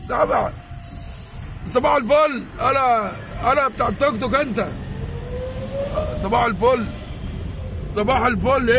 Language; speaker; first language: Arabic; native; Arabic